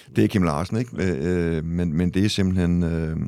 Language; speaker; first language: Danish; early bilingual, other home language; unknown